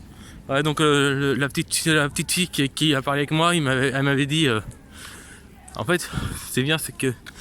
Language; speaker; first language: French; native; French